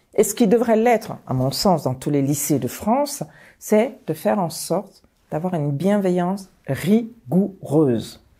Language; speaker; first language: French; early bilingual, other home language; Bambara